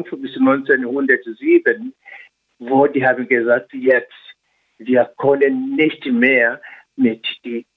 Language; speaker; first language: German; non-native, learner; Swahili